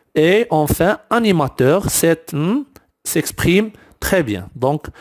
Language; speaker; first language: French; non-native, local second language; Arabic